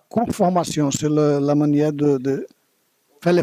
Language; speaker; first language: French; non-native, learner; Portuguese